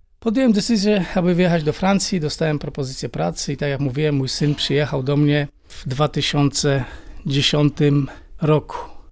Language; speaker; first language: Polish; native; Polish